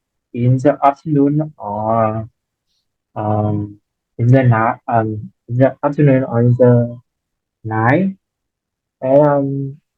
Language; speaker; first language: English; non-native, learner; Vietnamese